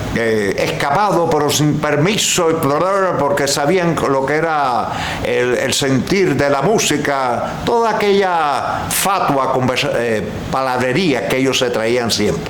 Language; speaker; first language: Spanish; native; Spanish